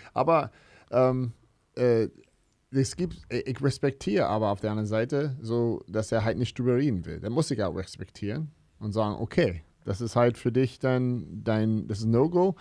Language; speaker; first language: German; non-native, fluent; English